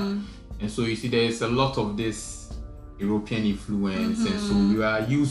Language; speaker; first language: English; non-native, local second language; Akan